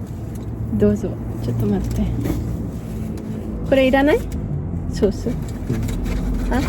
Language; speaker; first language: Japanese; non-native, fluent; Filipino